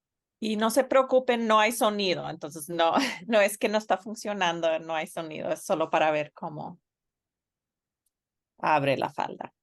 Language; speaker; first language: Spanish; non-native, fluent; English